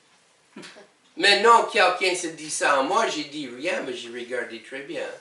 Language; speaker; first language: French; non-native, learner; English